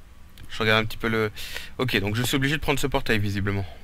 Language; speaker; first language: French; native; French